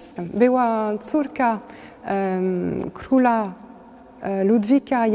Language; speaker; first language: Polish; non-native, learner; French